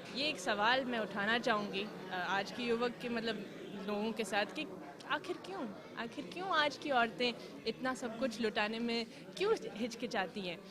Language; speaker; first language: Hindi; early bilingual, heritage; Hindi